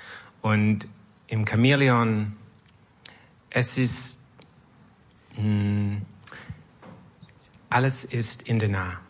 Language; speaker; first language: German; non-native, learner; French